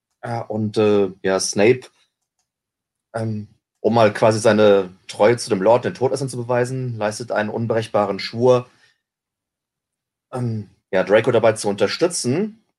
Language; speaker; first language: German; native; German